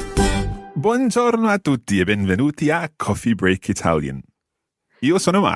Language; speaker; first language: Italian; non-native, fluent; English